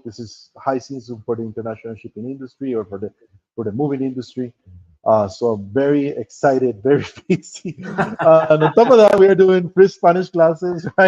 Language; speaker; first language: English; non-native, fluent; Spanish